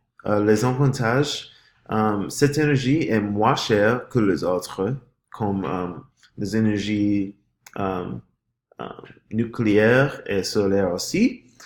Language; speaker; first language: French; non-native, learner; English